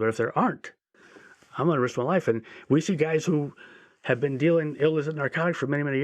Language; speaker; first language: English; native; English